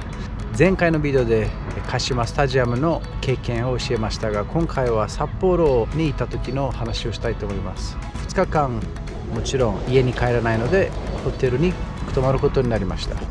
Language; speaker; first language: Japanese; non-native, fluent; Romanian